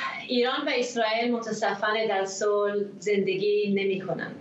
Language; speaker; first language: Persian; early bilingual, heritage; Hebrew